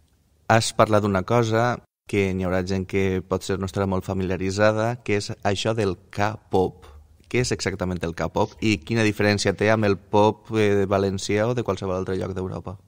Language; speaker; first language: Catalan; native; Catalan